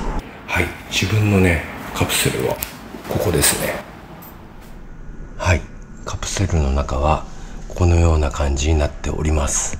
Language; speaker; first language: Japanese; native; Japanese